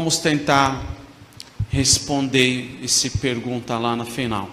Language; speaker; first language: Portuguese; non-native, fluent; Arabic